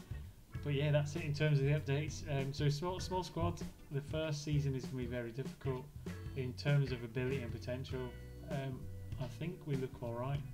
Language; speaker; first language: English; native; English